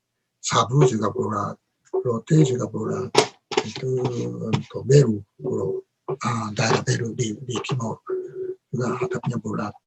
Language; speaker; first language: Indonesian; non-native, learner; Japanese